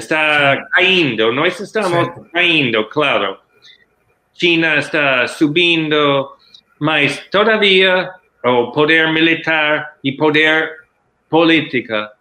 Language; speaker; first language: Portuguese; non-native, learner; English